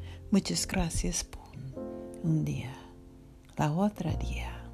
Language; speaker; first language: Spanish; non-native, learner; English